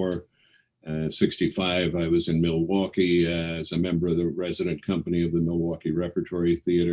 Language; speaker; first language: English; native; English